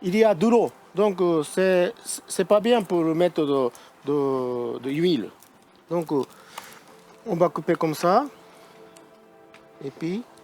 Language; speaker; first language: French; non-native, learner; Japanese